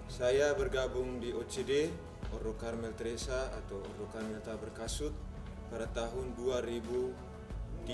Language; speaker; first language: Indonesian; non-native, local second language; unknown